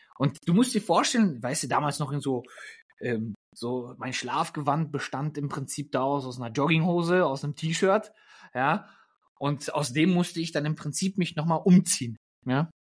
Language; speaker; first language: German; early bilingual, other home language; Polish